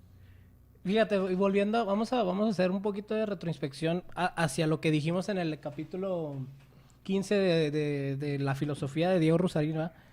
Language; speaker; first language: Spanish; native; Spanish